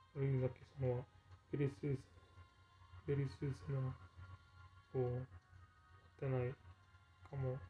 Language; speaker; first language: Japanese; non-native, learner; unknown